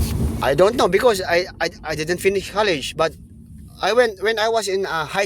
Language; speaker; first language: English; non-native, local second language; Filipino